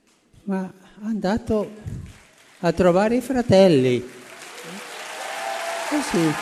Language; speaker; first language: Italian; non-native, fluent; Spanish